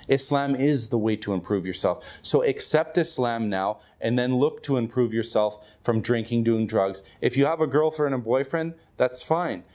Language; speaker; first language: English; native; English